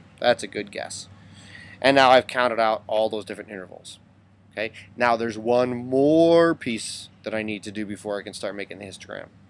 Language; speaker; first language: English; native; English